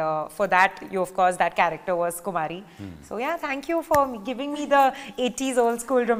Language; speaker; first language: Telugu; non-native, learner; Punjabi